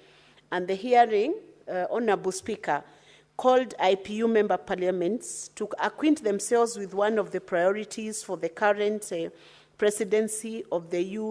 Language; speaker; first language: English; non-native, local second language; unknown